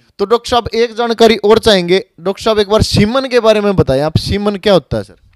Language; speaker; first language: Hindi; native; Hindi